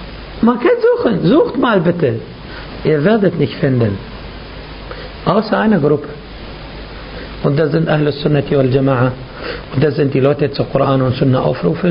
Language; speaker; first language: German; non-native, fluent; Arabic